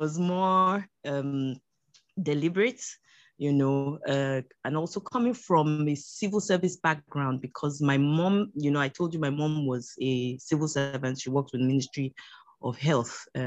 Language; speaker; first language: English; non-native, local second language; Yoruba